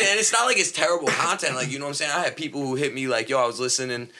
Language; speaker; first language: English; native; English